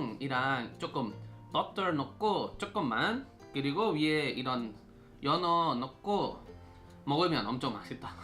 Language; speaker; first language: Korean; non-native, fluent; Spanish